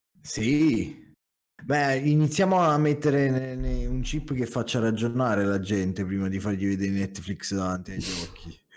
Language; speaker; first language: Italian; native; Italian